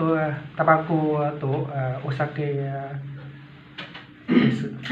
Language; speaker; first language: Japanese; non-native, learner; Vietnamese